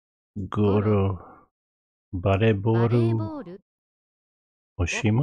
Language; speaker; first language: Japanese; non-native, learner; English